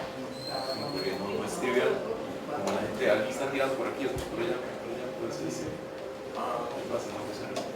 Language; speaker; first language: Spanish; native; Spanish